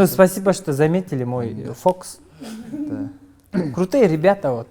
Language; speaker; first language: Russian; non-native, local second language; Kyrgyz